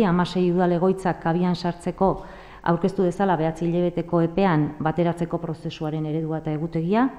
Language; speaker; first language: Basque; native; Basque